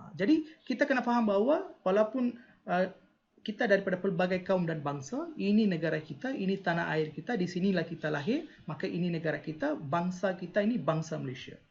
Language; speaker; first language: Malay; non-native, local second language; Tamil